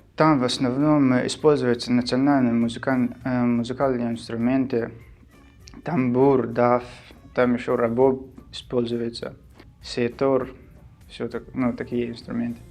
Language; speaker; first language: Russian; non-native, local second language; Shughni